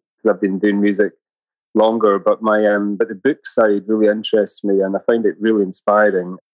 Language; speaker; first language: English; native; English